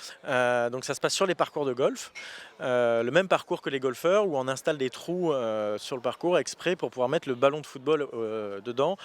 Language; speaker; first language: French; native; French